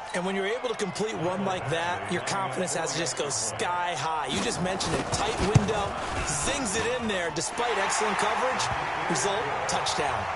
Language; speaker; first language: English; native; English